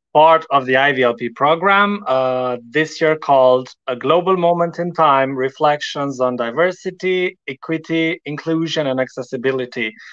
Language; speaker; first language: English; non-native, fluent; Albanian